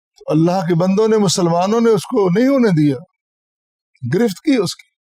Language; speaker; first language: Urdu; non-native, local second language; Punjabi